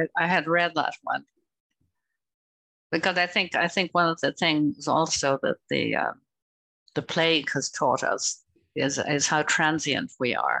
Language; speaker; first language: English; native; English